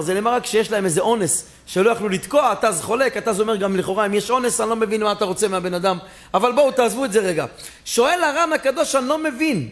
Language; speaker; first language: Hebrew; native; Hebrew